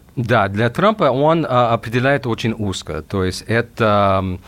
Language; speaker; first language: Russian; non-native, fluent; English